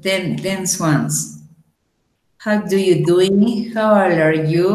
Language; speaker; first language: English; non-native, learner; Spanish